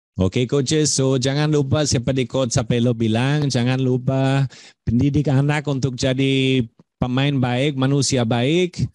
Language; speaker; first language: Indonesian; non-native, fluent; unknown